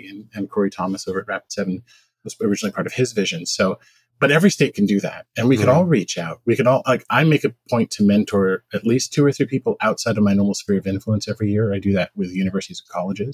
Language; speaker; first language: English; native; English